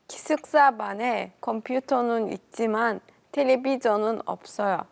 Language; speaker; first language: Korean; non-native, learner; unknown